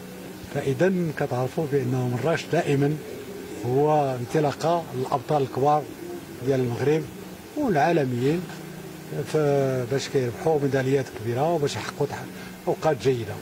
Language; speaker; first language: Arabic; native; Arabic